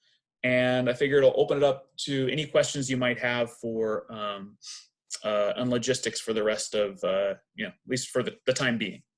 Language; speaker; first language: English; native; English